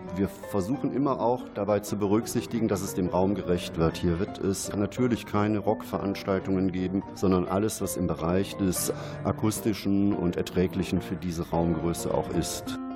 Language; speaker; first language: German; native; German